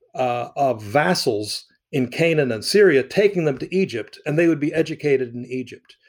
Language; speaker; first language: English; early bilingual, other home language; Arabic